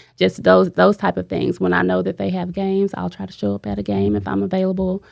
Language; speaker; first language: English; native; English